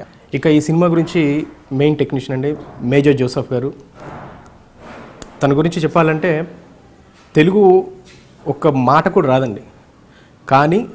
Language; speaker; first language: Telugu; native; Telugu